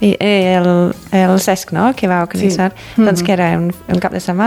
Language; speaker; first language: Catalan; non-native, fluent; English